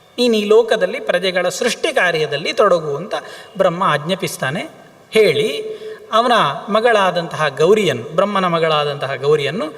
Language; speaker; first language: Kannada; non-native, local second language; Tulu